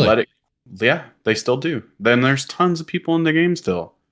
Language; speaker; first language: English; native; English